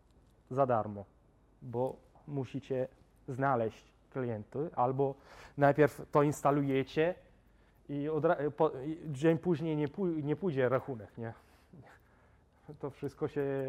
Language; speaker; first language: Polish; non-native, fluent; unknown